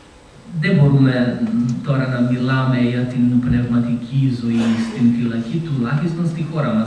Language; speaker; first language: Greek; non-native, fluent; Macedonian